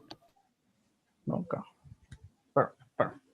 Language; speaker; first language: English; non-native, learner; Spanish